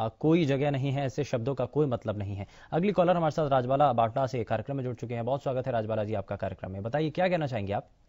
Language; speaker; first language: Hindi; native; Hindi